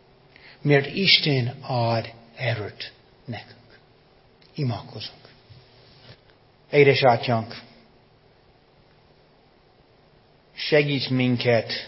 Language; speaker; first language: Hungarian; non-native, fluent; English